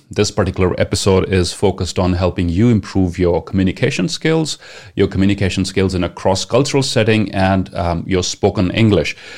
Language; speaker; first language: English; non-native, local second language; Punjabi